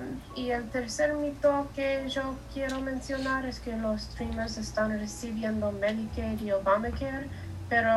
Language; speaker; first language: Spanish; non-native, learner; English